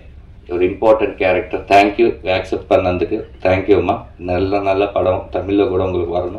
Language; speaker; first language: Tamil; non-native, learner; Telugu